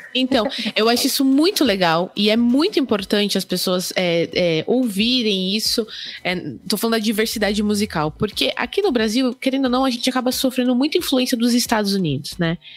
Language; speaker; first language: Portuguese; native; Portuguese